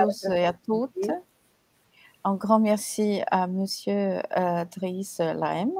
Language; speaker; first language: French; non-native, fluent; Portuguese